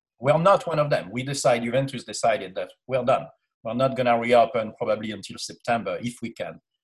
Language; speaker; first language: English; non-native, fluent; French